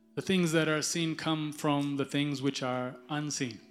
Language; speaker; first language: English; early bilingual, other home language; Amharic